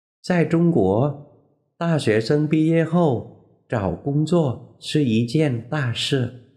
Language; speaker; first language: Chinese; non-native, fluent; Vietnamese